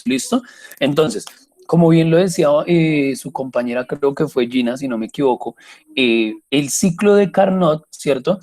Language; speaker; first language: Spanish; native; Spanish